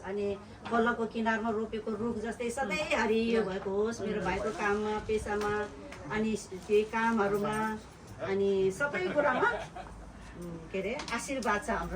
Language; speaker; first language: Nepali; non-native, local second language; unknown